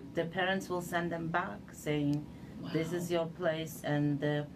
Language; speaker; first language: English; non-native, fluent; Uzbek